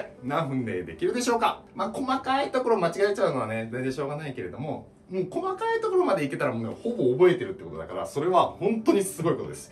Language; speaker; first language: Japanese; native; Japanese